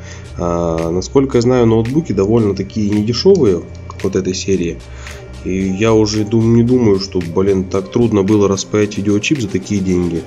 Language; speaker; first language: Russian; native; Russian